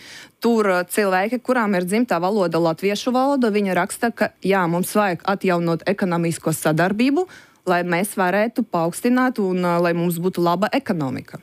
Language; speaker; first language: Latvian; non-native, local second language; Russian